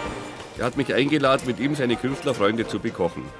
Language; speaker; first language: German; native; German